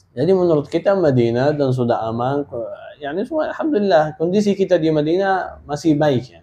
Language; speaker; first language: Indonesian; non-native, fluent; Arabic